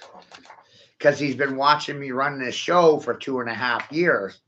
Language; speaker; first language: English; native; English